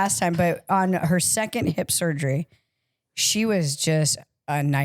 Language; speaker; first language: English; native; English